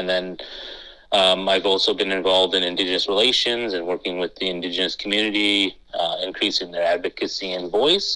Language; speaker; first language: English; native; English